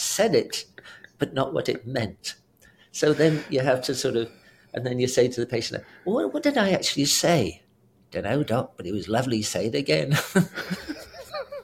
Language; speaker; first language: English; native; English